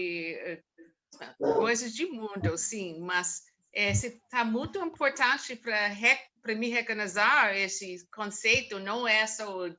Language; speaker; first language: Portuguese; non-native, learner; English